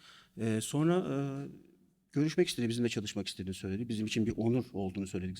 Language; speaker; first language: Turkish; native; Turkish